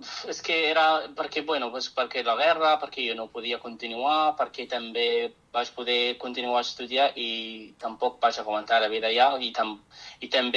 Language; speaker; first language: Catalan; non-native, fluent; Arabic